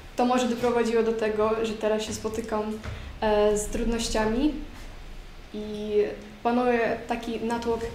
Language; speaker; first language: Polish; non-native, fluent; Ukrainian